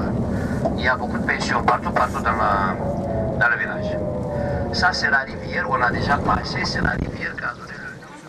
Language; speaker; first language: French; non-native, fluent; Romanian